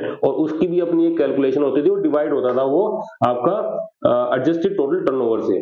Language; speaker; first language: Hindi; native; Hindi